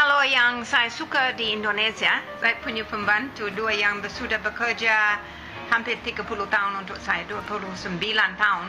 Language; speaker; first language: Indonesian; non-native, fluent; English